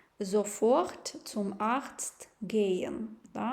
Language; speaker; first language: German; non-native, fluent; Ukrainian